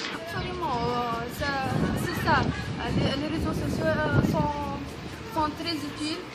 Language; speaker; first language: French; non-native, local second language; Arabic